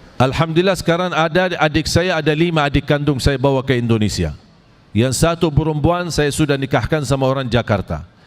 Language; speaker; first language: Malay; non-native, fluent; Arabic